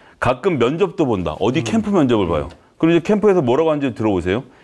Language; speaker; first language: Korean; native; Korean